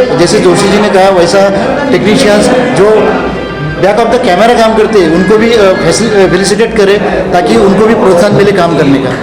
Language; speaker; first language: Hindi; non-native, local second language; Marathi